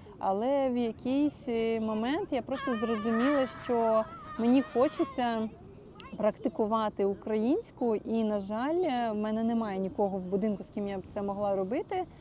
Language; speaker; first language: Ukrainian; non-native, local second language; Russian